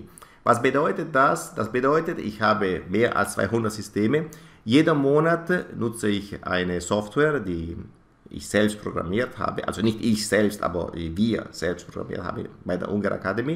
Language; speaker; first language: German; non-native, fluent; Italian